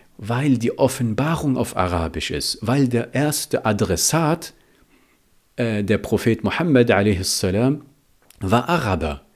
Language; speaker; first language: German; early bilingual, other home language; Riffian